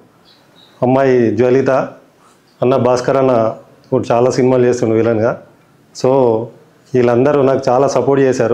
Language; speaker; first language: Telugu; native; Telugu